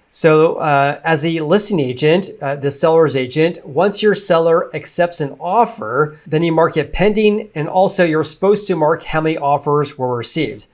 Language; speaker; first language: English; native; English